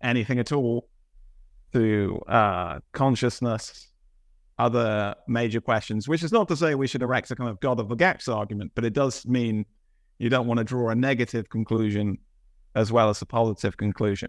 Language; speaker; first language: English; native; English